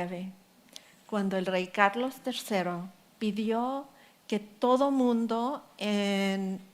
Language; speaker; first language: Spanish; early bilingual, heritage; Spanish